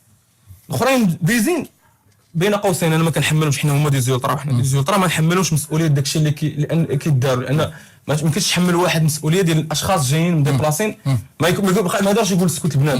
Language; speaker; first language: Arabic; native; Arabic